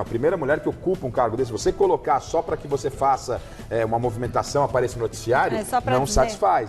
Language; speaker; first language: Portuguese; native; Portuguese